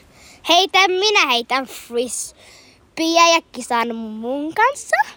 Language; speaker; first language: Finnish; early bilingual, heritage; Finnish